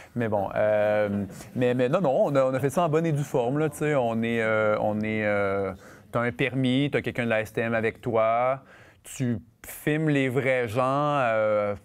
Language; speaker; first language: French; native; French